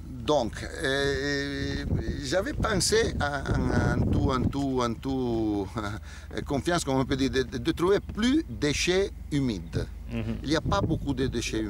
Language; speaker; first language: French; non-native, learner; Italian